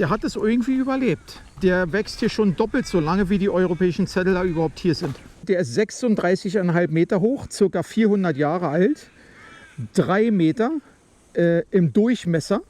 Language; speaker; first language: German; native; German